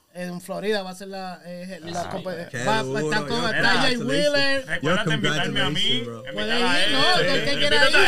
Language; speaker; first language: Spanish; native; Spanish